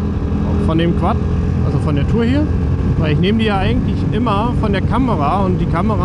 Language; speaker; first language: German; native; German